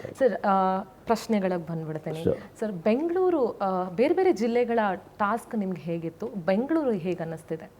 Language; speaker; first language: Kannada; native; Kannada